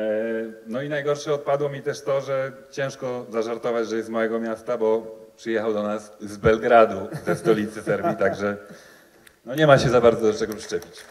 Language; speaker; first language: Polish; native; Polish